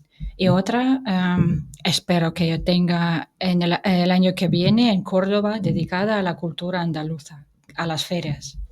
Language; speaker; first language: Spanish; non-native, fluent; Russian